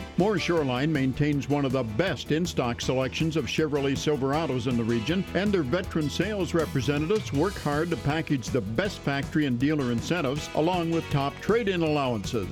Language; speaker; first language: English; native; English